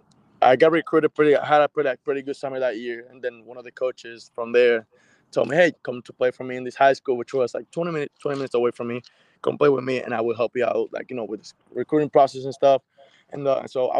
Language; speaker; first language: English; non-native, fluent; Spanish